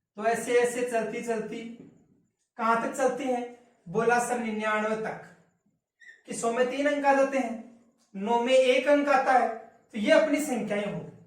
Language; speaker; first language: Hindi; native; Hindi